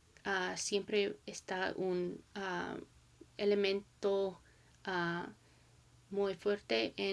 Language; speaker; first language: Spanish; non-native, learner; English